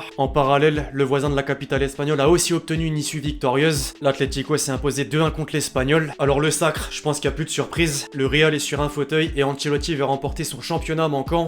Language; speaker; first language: French; native; French